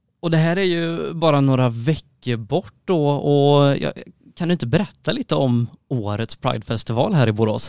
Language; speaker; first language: Swedish; native; Swedish